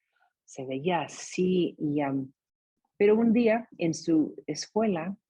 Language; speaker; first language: Spanish; non-native, fluent; English